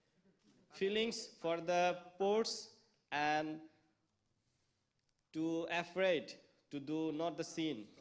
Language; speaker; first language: English; non-native, local second language; Bangla